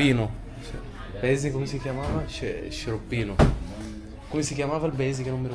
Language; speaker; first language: Italian; non-native, learner; Arabic